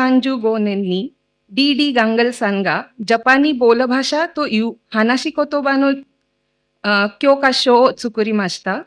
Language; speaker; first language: Japanese; non-native, fluent; Marathi